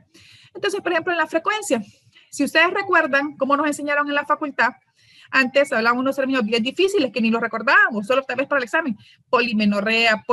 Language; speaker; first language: Spanish; native; Spanish